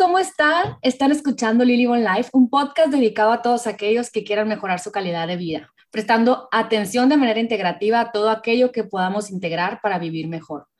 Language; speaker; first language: Spanish; native; Spanish